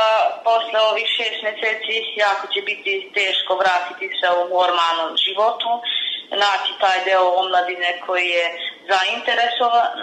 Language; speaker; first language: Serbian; non-native, local second language; Hungarian